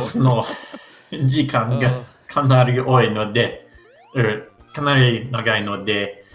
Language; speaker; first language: Japanese; non-native, learner; English